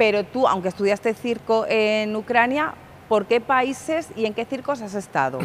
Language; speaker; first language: Spanish; native; Spanish